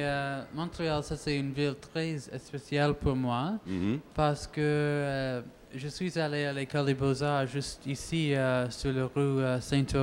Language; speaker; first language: French; non-native, local second language; English